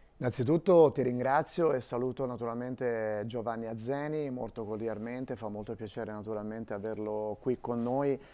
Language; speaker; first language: Italian; native; Italian